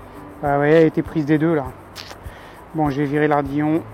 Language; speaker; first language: French; native; French